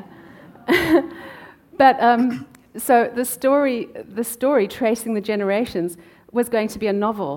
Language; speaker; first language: English; native; English